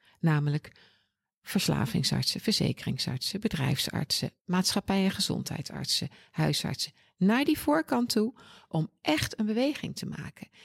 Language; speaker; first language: Dutch; native; Dutch